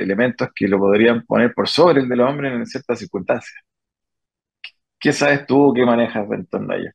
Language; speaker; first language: Spanish; native; Spanish